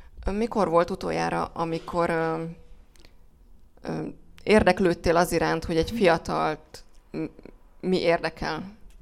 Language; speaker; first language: Hungarian; native; Hungarian